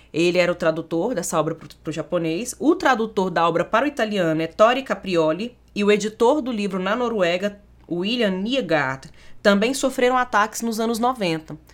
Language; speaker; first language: Portuguese; native; Portuguese